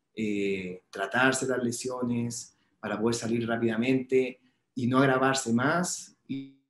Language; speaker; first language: Spanish; native; Spanish